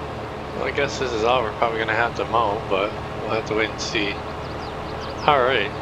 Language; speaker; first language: English; native; English